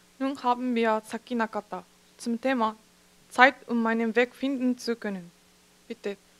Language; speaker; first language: German; non-native, fluent; Japanese